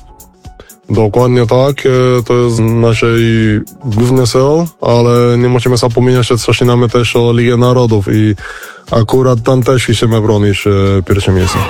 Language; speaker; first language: Polish; non-native, fluent; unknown